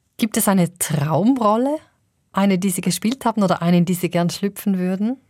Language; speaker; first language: German; native; German